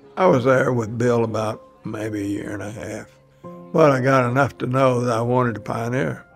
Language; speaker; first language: English; native; English